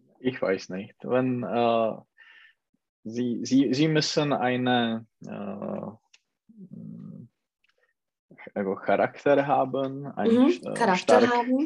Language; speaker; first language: German; non-native, learner; Czech